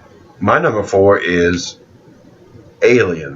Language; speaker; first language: English; native; English